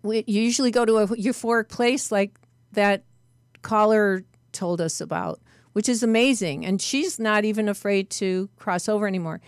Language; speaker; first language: English; native; English